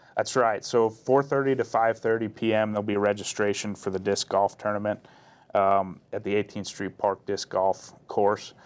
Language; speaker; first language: English; native; English